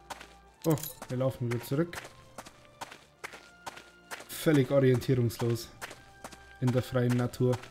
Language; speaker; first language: German; native; German